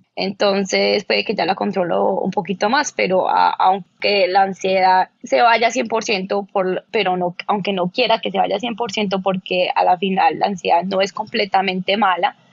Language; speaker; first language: Spanish; native; Spanish